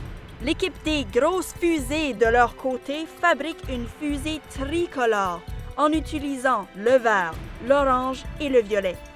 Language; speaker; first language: French; native; French